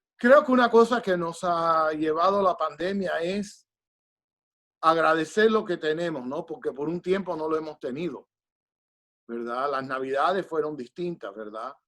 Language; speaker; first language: Spanish; early bilingual, heritage; Spanish